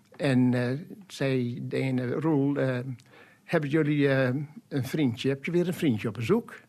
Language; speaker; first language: Dutch; native; Dutch